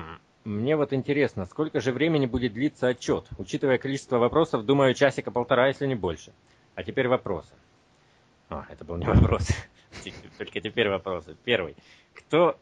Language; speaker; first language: Russian; native; Russian